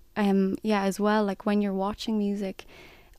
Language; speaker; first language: English; native; English